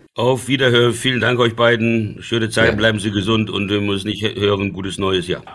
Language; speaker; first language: German; early bilingual, other home language; Portuguese